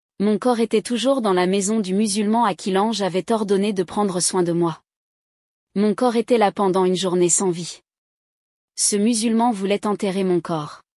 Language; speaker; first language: French; non-native, local second language; Rundi